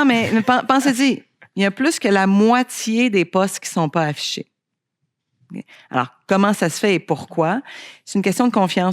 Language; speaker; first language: French; native; French